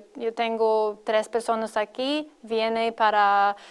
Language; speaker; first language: Spanish; non-native, learner; Latvian